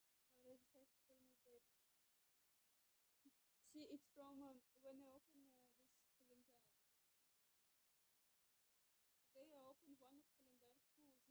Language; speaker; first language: English; non-native, learner; Russian